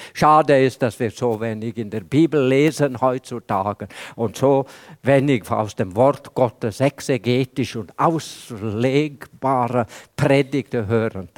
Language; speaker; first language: German; non-native, fluent; Welsh